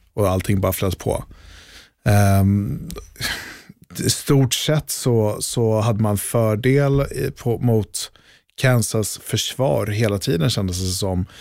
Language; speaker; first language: Swedish; native; Swedish